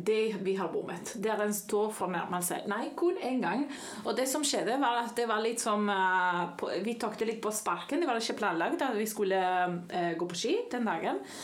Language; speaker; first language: Norwegian; non-native, fluent; Spanish